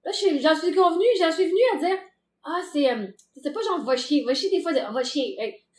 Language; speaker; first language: French; native; French